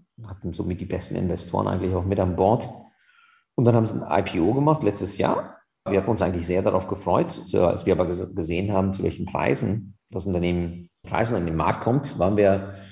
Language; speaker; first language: German; native; German